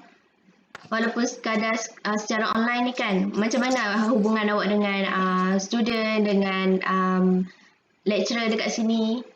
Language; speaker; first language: Malay; native; Malay